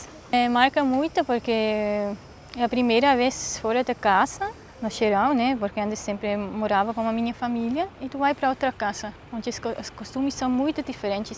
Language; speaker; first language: Portuguese; non-native, fluent; Swiss German